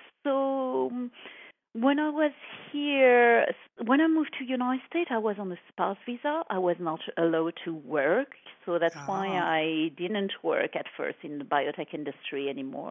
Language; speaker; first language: English; non-native, fluent; French